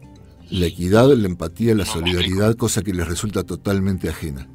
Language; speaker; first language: Spanish; native; Spanish